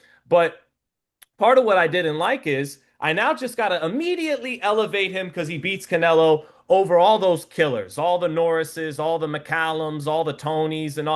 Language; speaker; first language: English; native; English